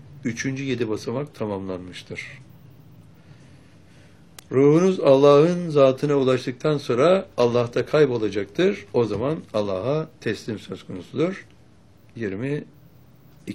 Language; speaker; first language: Turkish; native; Turkish